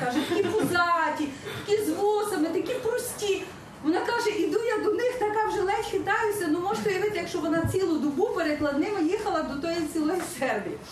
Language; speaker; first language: Ukrainian; native; Ukrainian